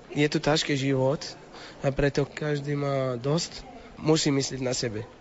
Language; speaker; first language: Slovak; non-native, learner; Arabic